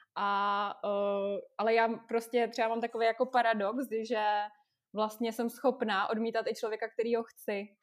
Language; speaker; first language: Czech; non-native, fluent; Russian